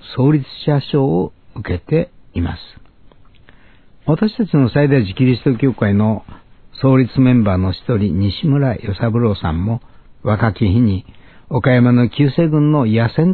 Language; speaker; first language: Japanese; native; Japanese